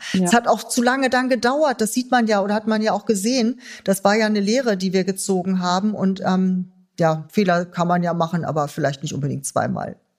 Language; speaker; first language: German; native; German